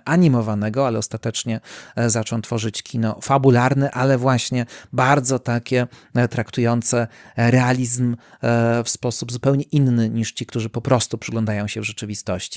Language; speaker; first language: Polish; native; Polish